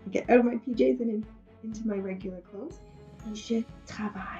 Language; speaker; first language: English; native; English